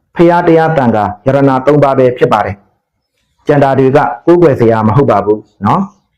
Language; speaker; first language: Burmese; native; Burmese